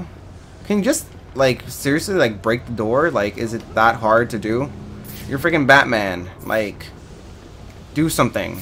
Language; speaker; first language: English; native; English